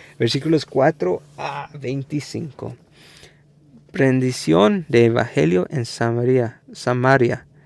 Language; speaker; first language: Spanish; early bilingual, heritage; English